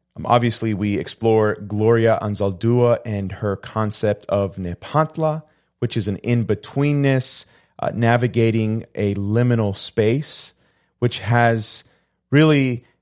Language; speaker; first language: English; native; English